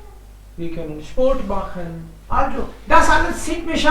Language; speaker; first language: German; non-native, fluent; Hindi